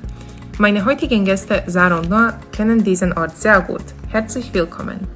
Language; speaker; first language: German; non-native, learner; Bosnian